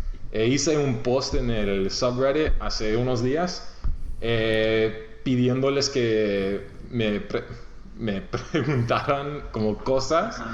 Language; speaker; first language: Spanish; non-native, fluent; English